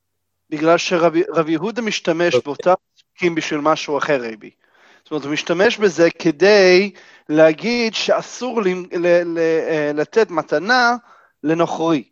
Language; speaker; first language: Hebrew; non-native, fluent; English